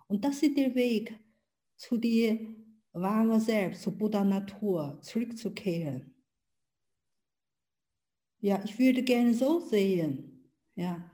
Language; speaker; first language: German; non-native, learner; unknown